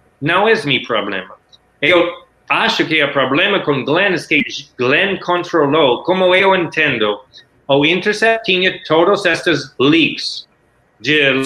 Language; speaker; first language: Portuguese; non-native, learner; English